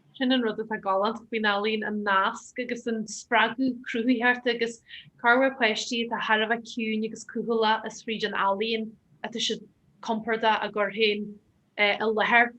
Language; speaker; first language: Irish; native; Irish